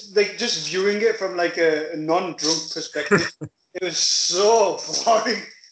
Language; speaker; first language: English; native; English